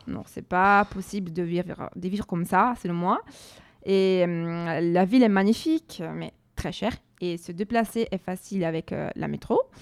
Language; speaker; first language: French; non-native, fluent; Italian